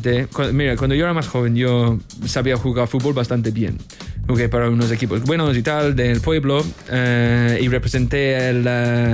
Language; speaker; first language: Spanish; non-native, fluent; English